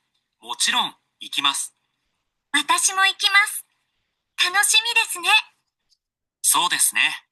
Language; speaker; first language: Japanese; non-native, learner; Sinhala